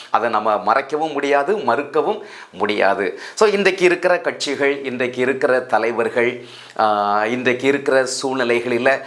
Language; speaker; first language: Tamil; native; Tamil